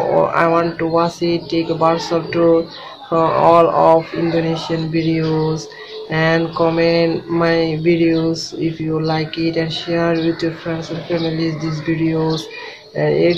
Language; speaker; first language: English; non-native, local second language; Bangla